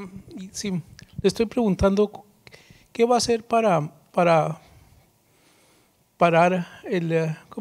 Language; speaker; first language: Spanish; early bilingual, heritage; Spanish